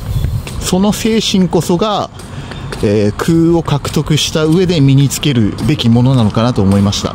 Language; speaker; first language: Japanese; native; Japanese